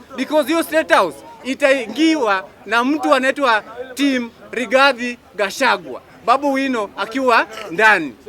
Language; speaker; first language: Swahili; non-native, local second language; Luo (Kenya and Tanzania)